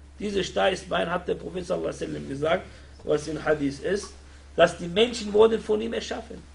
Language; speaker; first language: German; non-native, fluent; Arabic